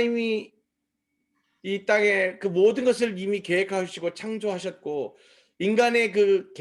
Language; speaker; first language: Korean; native; Korean